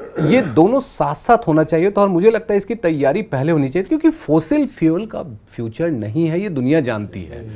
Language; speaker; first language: Hindi; native; Hindi